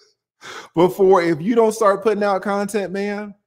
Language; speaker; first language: English; native; English